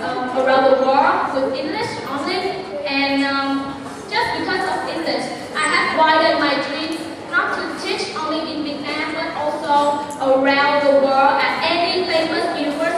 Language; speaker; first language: English; non-native, learner; Vietnamese